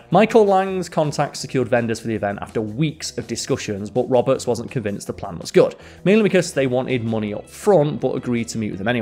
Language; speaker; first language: English; native; English